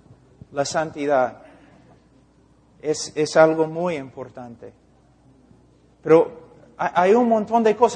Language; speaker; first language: Spanish; non-native, fluent; English